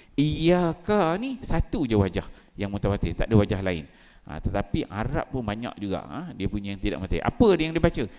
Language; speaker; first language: Malay; native; Malay